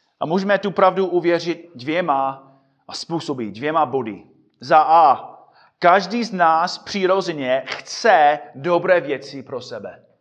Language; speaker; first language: Czech; non-native, fluent; English